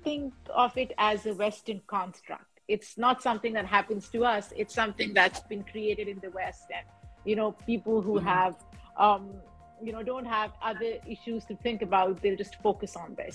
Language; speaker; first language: English; non-native, local second language; Urdu